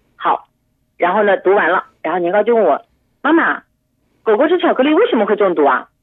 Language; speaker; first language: Chinese; native; Chinese